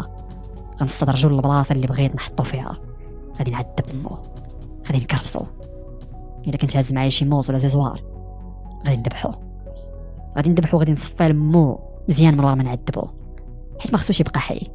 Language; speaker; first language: Arabic; native; Arabic